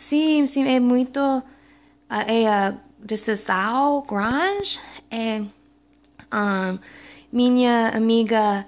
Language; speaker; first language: Portuguese; non-native, learner; English